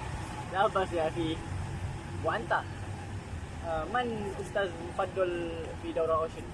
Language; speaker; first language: Arabic; non-native, learner; Indonesian